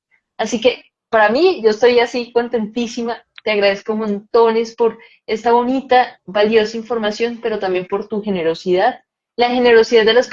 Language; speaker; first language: Spanish; native; Spanish